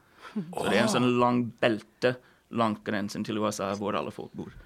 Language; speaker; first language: Norwegian; non-native, fluent; English